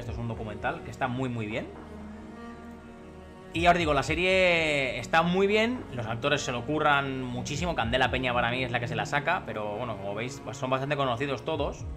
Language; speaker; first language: Spanish; native; Spanish